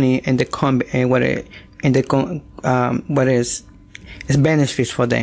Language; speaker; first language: English; non-native, learner; Spanish